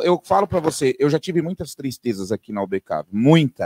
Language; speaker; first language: Portuguese; native; Portuguese